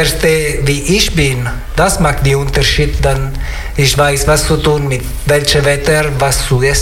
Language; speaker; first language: German; non-native, learner; Italian